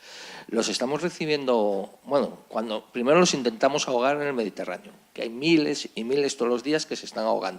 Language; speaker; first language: Spanish; native; Spanish